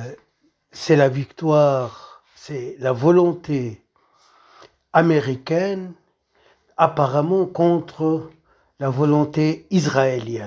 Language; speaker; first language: French; non-native, local second language; Arabic